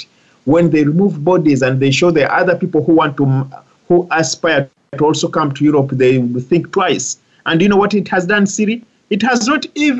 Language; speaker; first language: English; non-native, local second language; Ganda